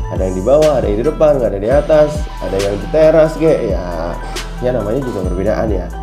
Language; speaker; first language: Indonesian; native; Indonesian